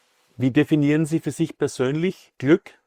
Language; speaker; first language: German; native; German